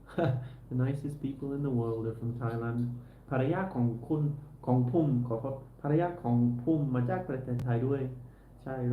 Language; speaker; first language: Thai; non-native, learner; English